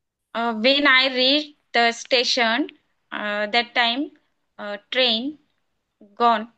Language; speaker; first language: English; non-native, learner; Marathi